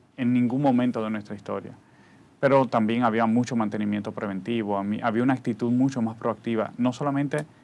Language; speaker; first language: Spanish; native; Spanish